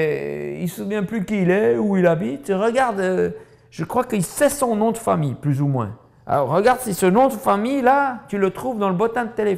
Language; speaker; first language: French; native; French